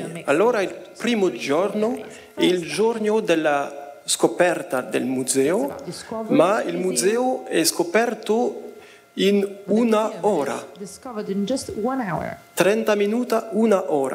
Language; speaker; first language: Italian; non-native, fluent; French